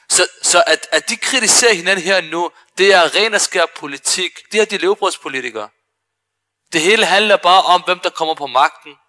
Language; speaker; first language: Danish; early bilingual, other home language; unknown